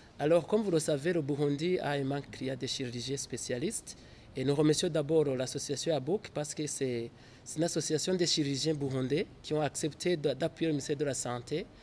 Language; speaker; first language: French; non-native, local second language; Rundi